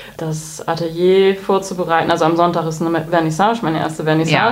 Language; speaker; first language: German; native; German